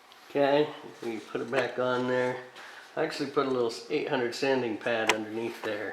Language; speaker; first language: English; native; English